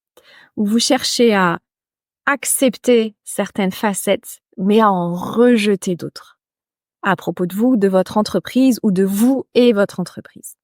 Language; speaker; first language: French; native; French